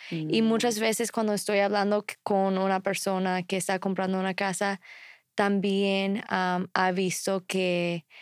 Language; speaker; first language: Spanish; non-native, fluent; English